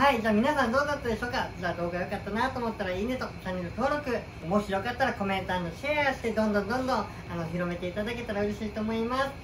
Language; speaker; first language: Japanese; native; Japanese